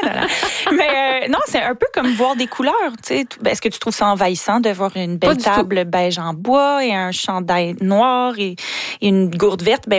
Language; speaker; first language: French; native; French